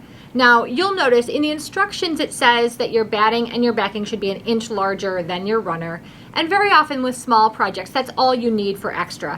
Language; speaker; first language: English; native; English